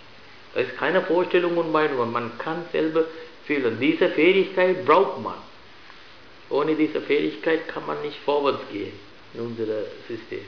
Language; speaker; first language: German; non-native, fluent; Sinhala